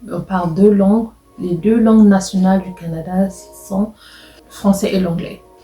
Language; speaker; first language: French; non-native, local second language; Lingala